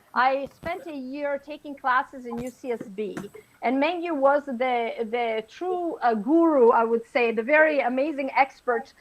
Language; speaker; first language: English; non-native, fluent; Italian